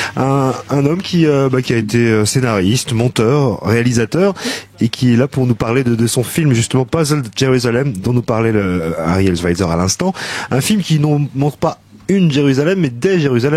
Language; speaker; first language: French; native; French